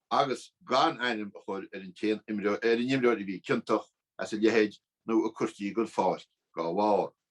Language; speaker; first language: Irish; native; Irish